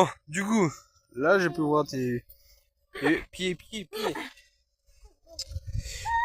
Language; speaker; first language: French; native; French